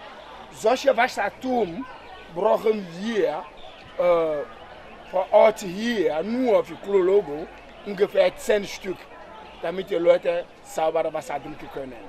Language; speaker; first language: German; non-native, learner; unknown